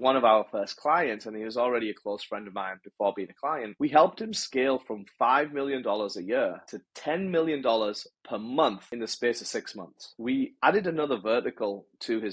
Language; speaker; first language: English; native; English